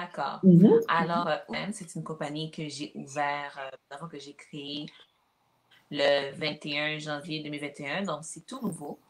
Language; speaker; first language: French; native; French